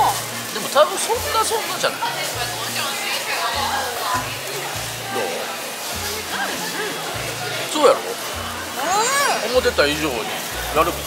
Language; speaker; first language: Japanese; native; Japanese